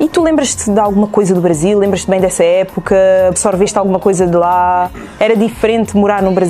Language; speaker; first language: Portuguese; native; Portuguese